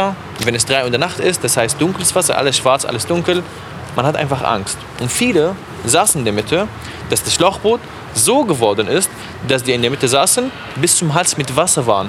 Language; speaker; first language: German; non-native, fluent; Arabic